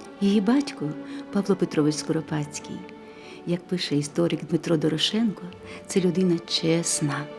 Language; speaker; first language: Ukrainian; native; Ukrainian